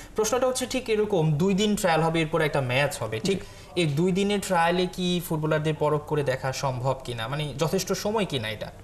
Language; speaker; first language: Bangla; native; Bangla